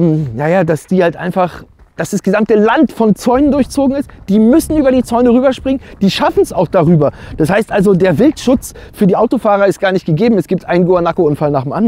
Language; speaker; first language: German; native; German